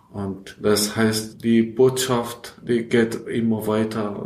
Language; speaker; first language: German; non-native, learner; Persian